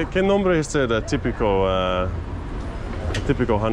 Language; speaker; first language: Spanish; non-native, learner; English